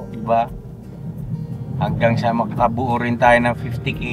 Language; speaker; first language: Filipino; native; Filipino